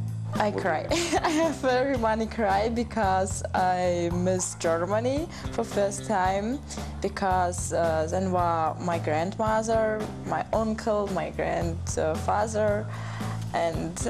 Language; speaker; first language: English; non-native, learner; German